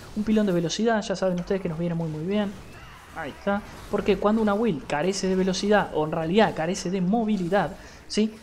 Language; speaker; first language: Spanish; native; Spanish